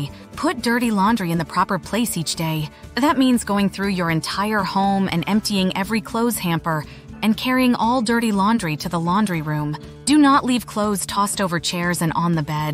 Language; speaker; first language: English; native; English